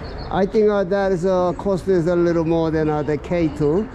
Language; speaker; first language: English; non-native, learner; Korean